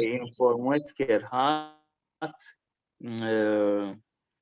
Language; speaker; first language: German; non-native, learner; Azerbaijani